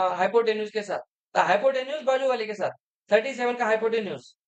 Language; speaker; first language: Hindi; non-native, local second language; Marathi